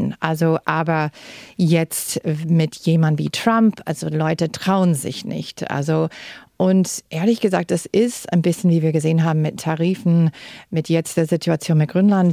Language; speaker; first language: German; non-native, fluent; English